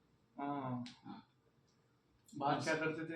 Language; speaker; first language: Hindi; native; Hindi